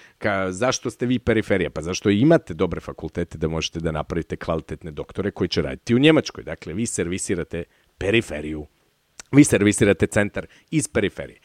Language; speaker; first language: Serbian; native; Serbian